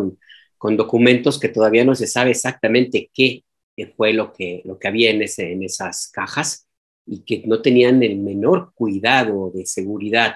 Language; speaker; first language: Spanish; native; Spanish